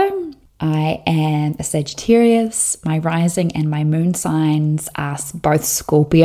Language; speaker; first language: English; native; English